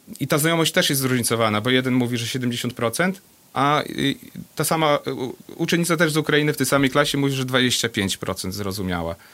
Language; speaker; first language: Polish; native; Polish